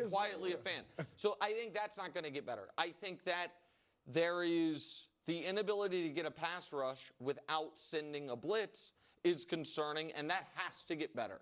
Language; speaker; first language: English; native; English